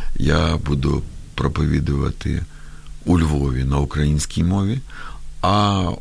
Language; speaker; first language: Ukrainian; non-native, local second language; Russian